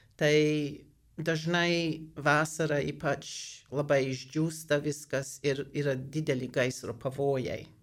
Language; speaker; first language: Lithuanian; early bilingual, heritage; Lithuanian